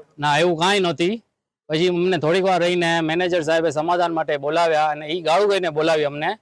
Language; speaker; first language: Gujarati; non-native, local second language; Sindhi